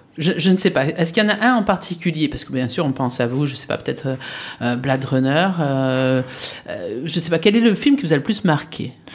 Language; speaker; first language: French; native; French